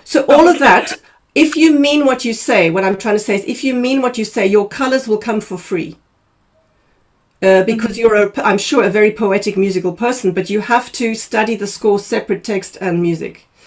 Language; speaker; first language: English; native; English